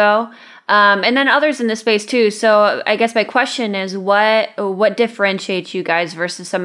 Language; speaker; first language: English; native; English